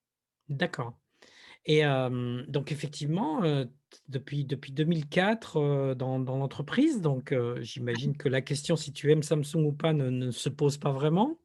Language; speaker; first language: French; native; French